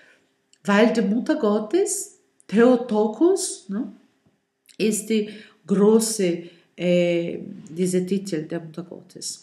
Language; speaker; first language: German; non-native, learner; Portuguese